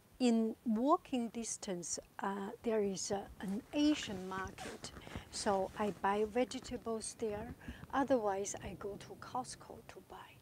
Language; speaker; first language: English; non-native, fluent; Chinese